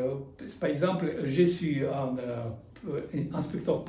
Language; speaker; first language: French; non-native, fluent; Russian